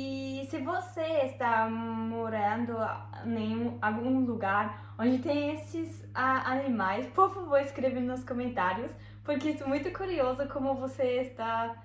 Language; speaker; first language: Portuguese; non-native, learner; German